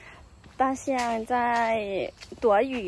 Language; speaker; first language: Chinese; non-native, learner; Thai